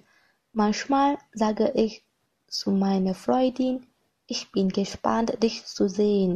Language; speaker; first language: German; non-native, learner; Vietnamese